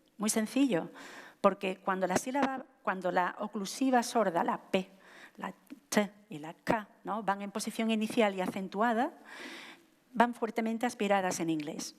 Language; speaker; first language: Spanish; native; Spanish